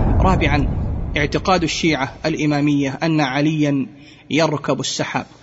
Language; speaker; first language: Arabic; native; Arabic